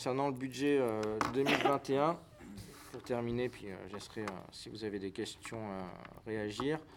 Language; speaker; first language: French; native; French